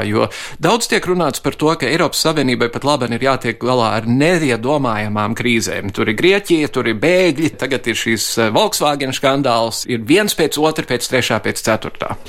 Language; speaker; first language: Latvian; early bilingual, heritage; Latvian